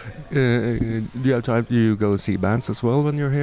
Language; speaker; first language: English; non-native, fluent; Norwegian